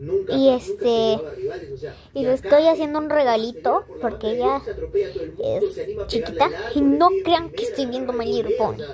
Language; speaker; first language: Spanish; native; Spanish